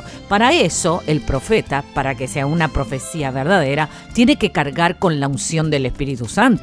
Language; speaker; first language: Spanish; native; Spanish